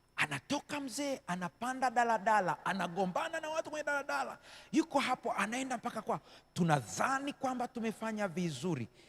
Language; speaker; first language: Swahili; native; Swahili